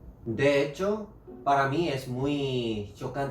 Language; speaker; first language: Spanish; non-native, learner; Korean